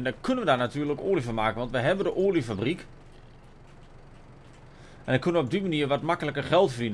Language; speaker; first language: Dutch; native; Dutch